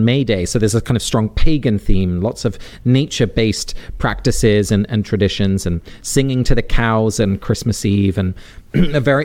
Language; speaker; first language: English; native; English